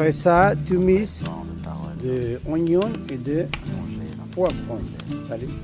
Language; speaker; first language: French; non-native, learner; Spanish